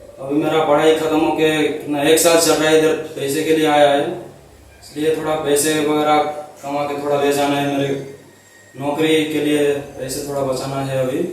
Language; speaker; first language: Hindi; non-native, local second language; Odia